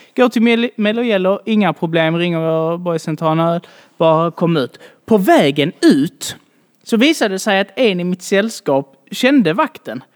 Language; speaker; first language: Swedish; native; Swedish